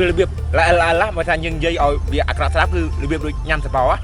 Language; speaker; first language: Khmer; native; Khmer